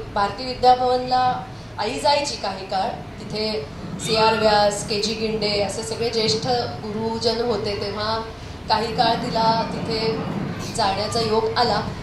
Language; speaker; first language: Marathi; non-native, local second language; Konkani